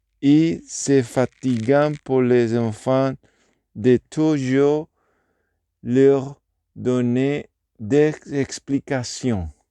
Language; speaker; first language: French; non-native, learner; Spanish